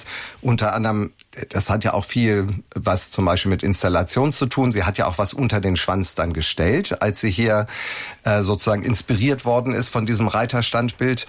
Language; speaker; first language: German; native; German